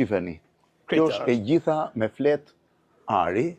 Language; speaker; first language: Albanian; native; Albanian